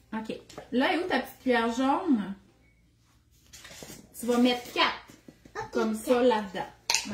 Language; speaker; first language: French; native; French